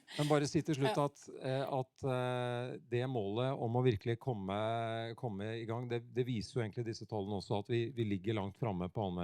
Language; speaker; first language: Norwegian; native; Norwegian